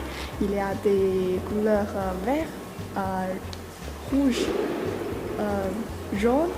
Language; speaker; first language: French; non-native, learner; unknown